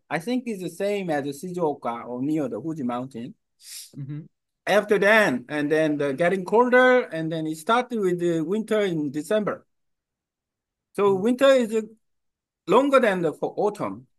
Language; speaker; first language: English; non-native, learner; Korean